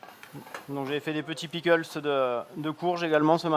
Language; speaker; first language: French; native; French